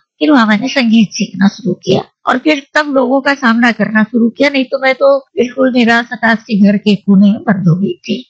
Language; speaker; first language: Hindi; native; Hindi